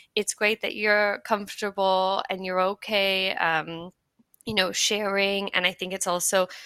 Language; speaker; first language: English; native; English